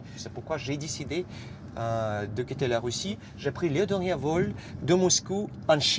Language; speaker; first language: French; non-native, fluent; Russian